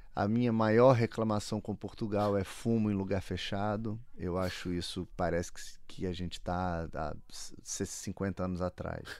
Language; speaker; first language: Portuguese; native; Portuguese